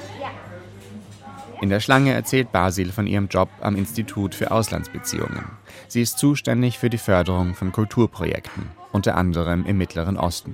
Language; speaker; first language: German; native; German